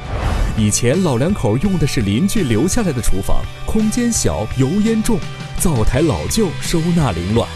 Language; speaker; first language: Chinese; native; Chinese